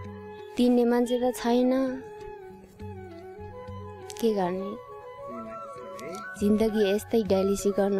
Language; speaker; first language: Nepali; non-native, local second language; Eastern Tamang